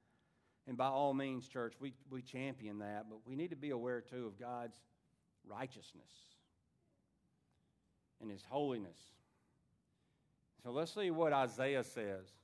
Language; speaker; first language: English; native; English